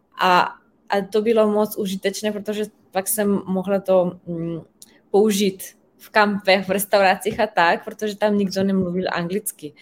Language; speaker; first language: Czech; non-native, fluent; Slovenian